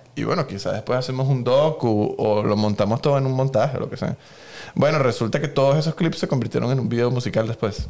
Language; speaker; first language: Spanish; native; Spanish